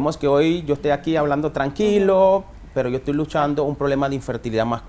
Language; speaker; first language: Spanish; native; Spanish